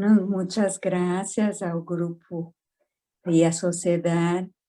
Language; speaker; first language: Spanish; non-native, fluent; Portuguese